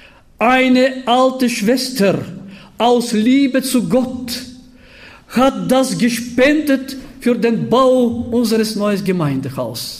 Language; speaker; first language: German; non-native, fluent; Bulgarian